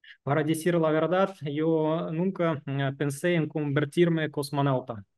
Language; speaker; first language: Spanish; non-native, learner; Russian